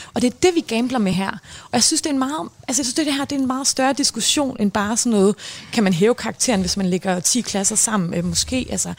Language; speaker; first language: Danish; native; Danish